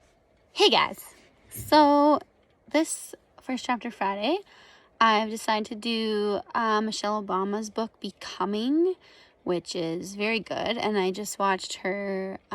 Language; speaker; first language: English; native; English